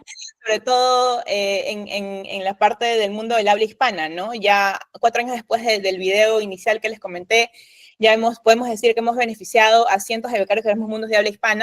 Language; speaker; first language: Spanish; native; Spanish